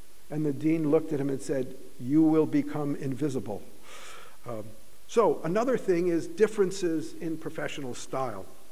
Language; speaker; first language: English; native; English